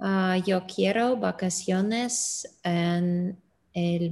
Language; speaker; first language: Spanish; non-native, learner; English